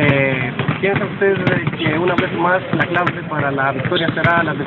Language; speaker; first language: Spanish; non-native, learner; Greek